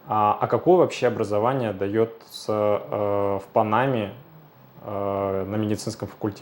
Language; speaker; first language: Russian; native; Russian